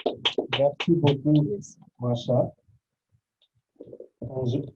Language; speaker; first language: French; non-native, fluent; Russian